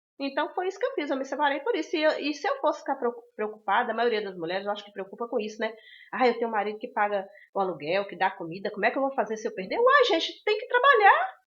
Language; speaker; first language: Portuguese; native; Portuguese